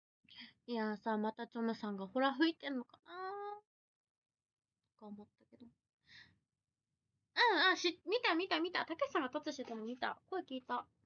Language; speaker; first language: Japanese; native; Japanese